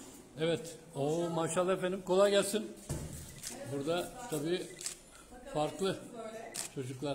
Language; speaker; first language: Turkish; native; Turkish